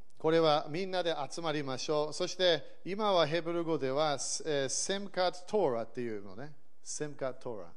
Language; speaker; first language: Japanese; early bilingual, other home language; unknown